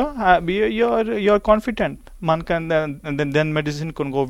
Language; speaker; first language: Swedish; non-native, learner; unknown